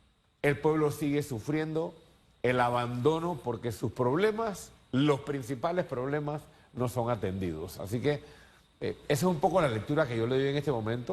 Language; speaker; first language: Spanish; native; Spanish